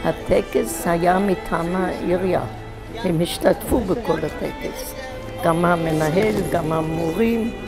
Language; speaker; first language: Hebrew; non-native, fluent; German